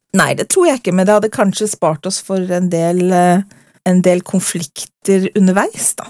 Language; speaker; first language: Norwegian; native; Norwegian